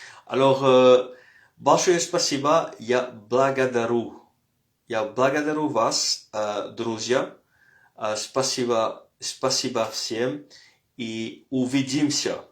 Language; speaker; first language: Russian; non-native, fluent; French